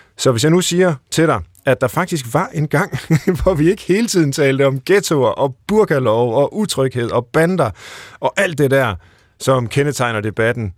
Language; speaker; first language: Danish; native; Danish